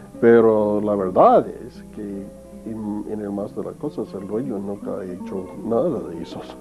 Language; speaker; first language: Spanish; non-native, fluent; English